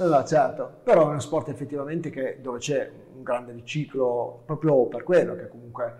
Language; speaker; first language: Italian; native; Italian